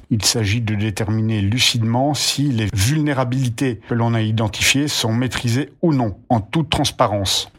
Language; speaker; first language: French; native; French